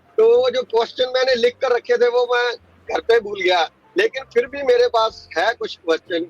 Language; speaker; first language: Hindi; early bilingual, heritage; Hindi